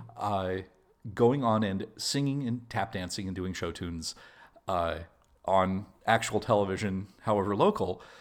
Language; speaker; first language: English; native; English